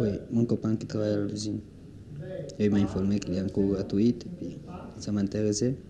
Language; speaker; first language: French; non-native, learner; Spanish